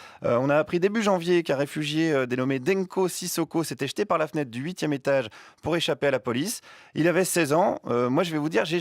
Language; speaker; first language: French; native; French